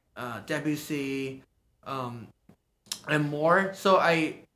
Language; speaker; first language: English; non-native, local second language; Cantonese